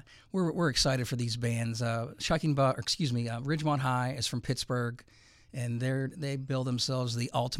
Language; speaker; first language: English; native; English